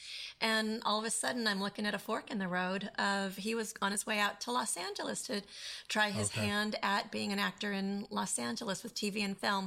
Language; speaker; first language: English; native; English